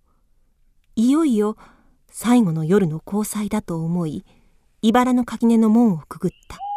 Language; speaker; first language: Japanese; native; Japanese